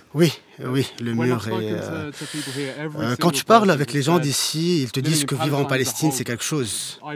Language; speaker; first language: French; non-native, fluent; English